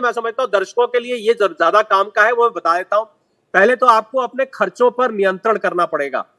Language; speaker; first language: Hindi; native; Hindi